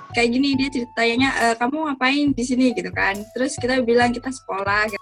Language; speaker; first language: Indonesian; native; Indonesian